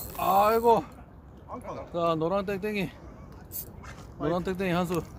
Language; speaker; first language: Korean; native; Korean